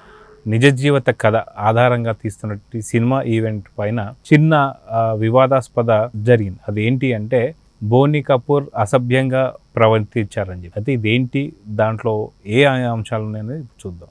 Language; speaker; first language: Telugu; native; Telugu